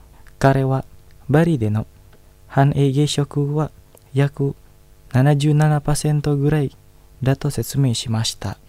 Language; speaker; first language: Japanese; non-native, fluent; Indonesian